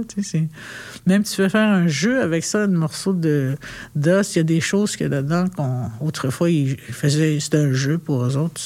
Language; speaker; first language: French; non-native, local second language; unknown